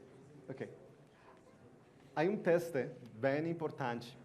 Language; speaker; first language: Portuguese; non-native, learner; Spanish